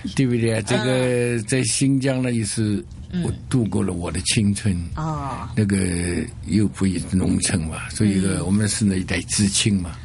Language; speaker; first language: Chinese; native; Chinese